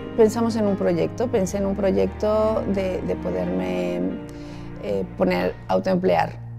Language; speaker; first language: Spanish; native; Spanish